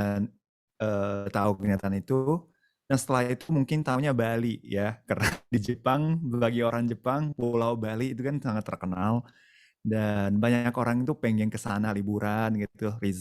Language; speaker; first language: Indonesian; non-native, fluent; Japanese